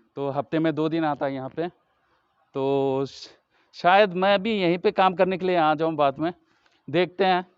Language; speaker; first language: Hindi; non-native, local second language; Kok Borok